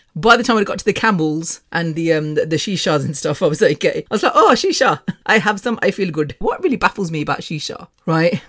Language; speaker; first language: English; early bilingual, other home language; Punjabi